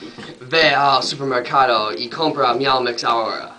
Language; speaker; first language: Spanish; non-native, learner; English